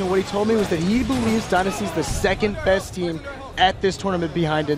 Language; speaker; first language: English; native; English